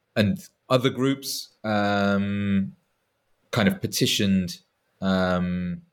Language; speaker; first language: English; native; English